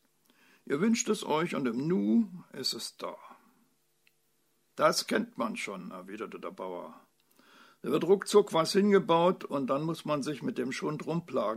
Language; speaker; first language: German; native; German